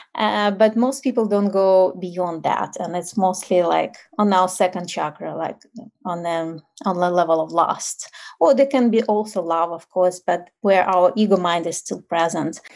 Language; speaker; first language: English; non-native, fluent; Ukrainian